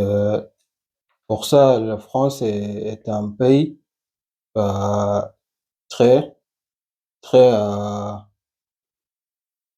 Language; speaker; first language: French; non-native, learner; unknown